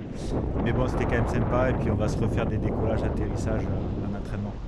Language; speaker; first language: French; native; French